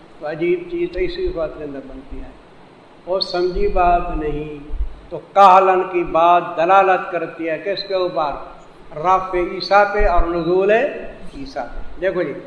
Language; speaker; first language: Urdu; non-native, local second language; Saraiki